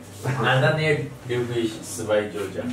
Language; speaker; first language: Russian; non-native, learner; Chinese